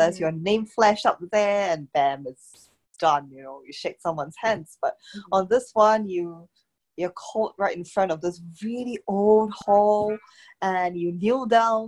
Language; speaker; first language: English; native; English